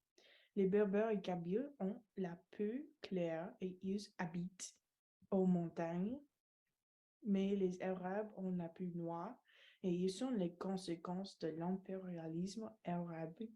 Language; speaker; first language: French; non-native, learner; English